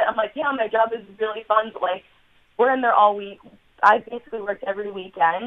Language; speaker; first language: English; native; English